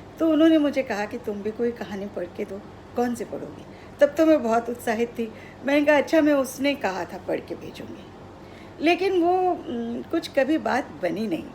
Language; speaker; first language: Hindi; non-native, local second language; Odia